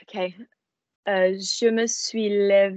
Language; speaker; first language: French; non-native, learner; English